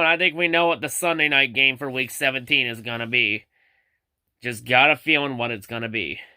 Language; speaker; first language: English; native; English